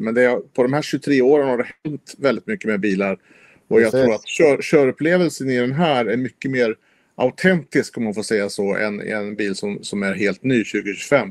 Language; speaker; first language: Swedish; native; Swedish